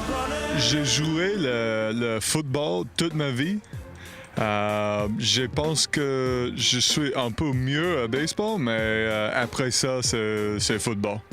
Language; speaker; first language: French; non-native, learner; English